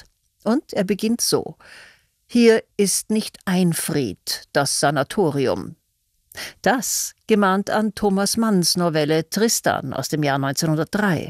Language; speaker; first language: German; native; German